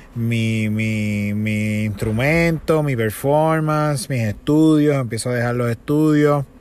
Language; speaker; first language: Spanish; native; Spanish